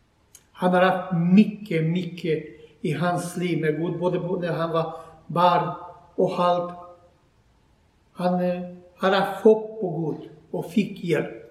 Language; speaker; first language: Swedish; non-native, learner; Croatian